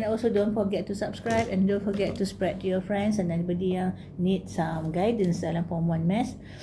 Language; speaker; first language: English; non-native, local second language; Malay